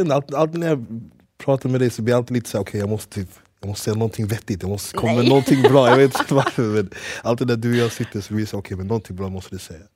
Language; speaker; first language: Swedish; early bilingual, other home language; English